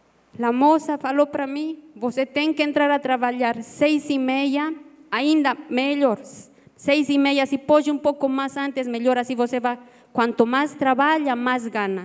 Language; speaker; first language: Portuguese; non-native, learner; Spanish